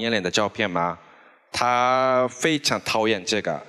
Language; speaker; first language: Chinese; non-native, fluent; Japanese